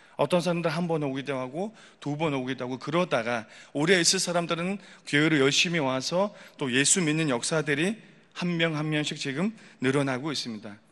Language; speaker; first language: Korean; non-native, fluent; Mongolian